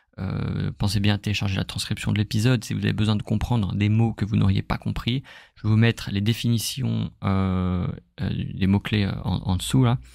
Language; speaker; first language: French; native; French